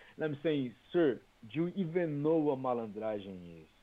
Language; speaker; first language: English; non-native, fluent; Portuguese